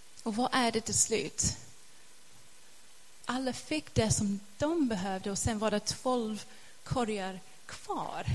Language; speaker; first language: Swedish; non-native, fluent; English